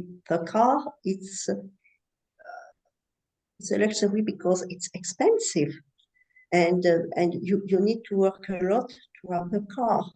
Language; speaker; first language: English; non-native, learner; French